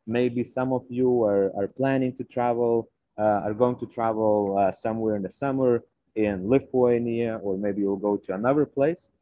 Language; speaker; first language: English; non-native, fluent; Lithuanian